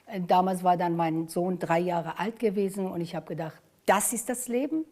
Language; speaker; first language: German; non-native, fluent; Persian